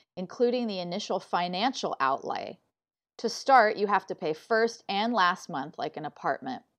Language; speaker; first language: English; native; English